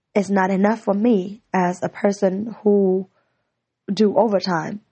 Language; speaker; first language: English; non-native, fluent; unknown